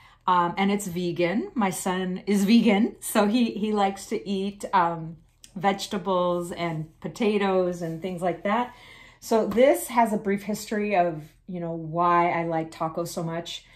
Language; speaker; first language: English; early bilingual, other home language; Spanish